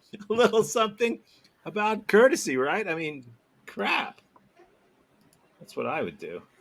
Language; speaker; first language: English; native; English